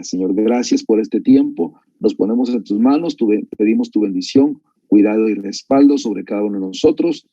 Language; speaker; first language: Spanish; native; Spanish